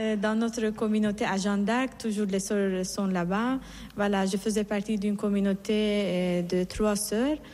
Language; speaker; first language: French; non-native, fluent; Persian